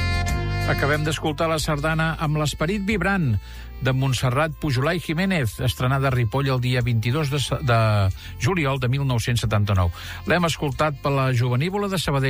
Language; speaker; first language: Catalan; native; Catalan